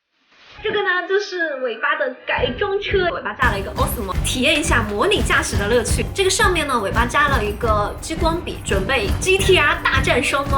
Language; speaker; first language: Chinese; native; Chinese